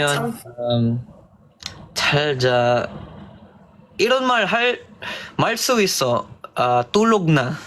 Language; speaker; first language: Korean; non-native, learner; Filipino